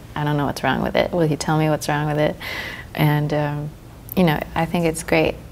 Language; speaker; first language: English; native; English